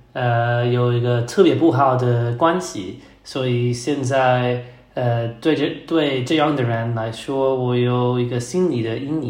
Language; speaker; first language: Chinese; non-native, learner; English